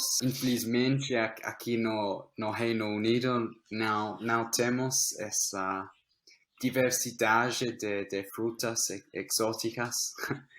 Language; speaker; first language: Portuguese; non-native, fluent; English